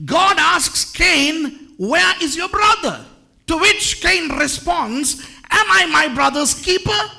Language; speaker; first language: English; non-native, local second language; Tamil